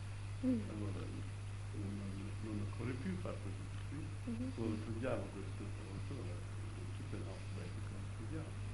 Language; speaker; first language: Italian; early bilingual, heritage; Italian